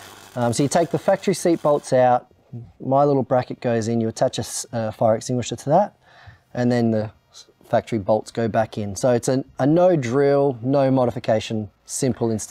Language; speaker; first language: English; native; English